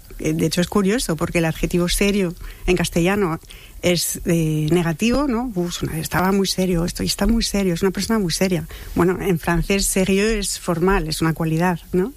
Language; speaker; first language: Spanish; non-native, fluent; French